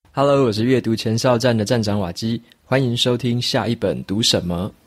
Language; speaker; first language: Chinese; native; Chinese